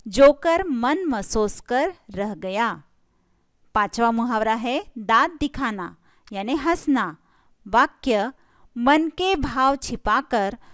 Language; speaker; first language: Hindi; non-native, local second language; Marathi